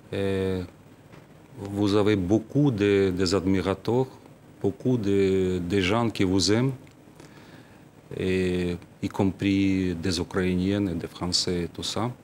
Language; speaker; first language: French; non-native, fluent; Ukrainian